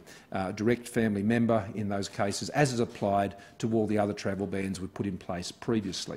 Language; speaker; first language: English; native; English